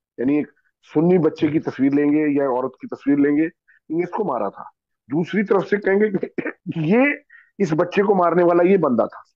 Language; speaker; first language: Urdu; native; Urdu